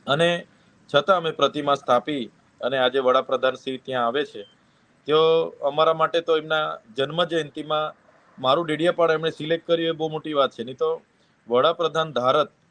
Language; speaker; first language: Gujarati; non-native, local second language; Vasavi